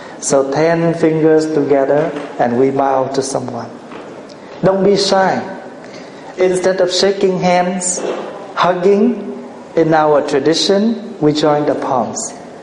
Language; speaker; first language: English; non-native, fluent; Vietnamese